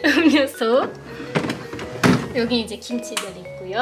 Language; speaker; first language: Korean; non-native, fluent; Turkish